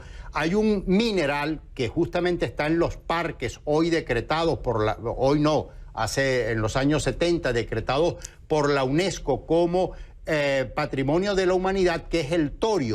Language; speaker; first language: Spanish; native; Spanish